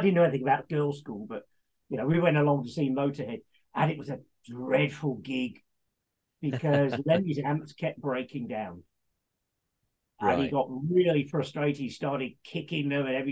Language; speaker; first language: English; native; English